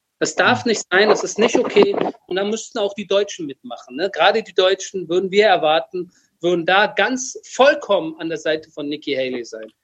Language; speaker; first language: German; early bilingual, other home language; Persian